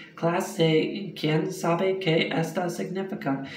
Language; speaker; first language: Spanish; non-native, learner; English